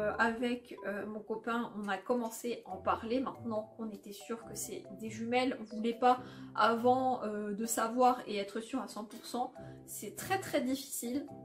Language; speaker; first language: French; early bilingual, other home language; Polish